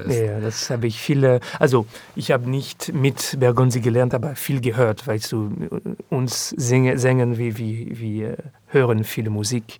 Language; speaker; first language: German; non-native, learner; French